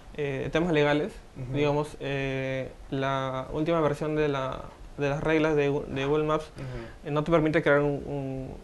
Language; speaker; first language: Spanish; native; Spanish